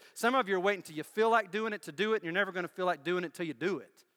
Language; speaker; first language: English; native; English